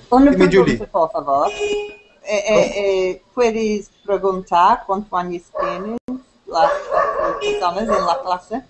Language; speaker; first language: Spanish; non-native, learner; English